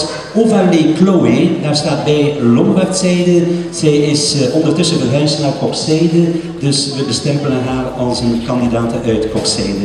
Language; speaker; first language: Dutch; native; Dutch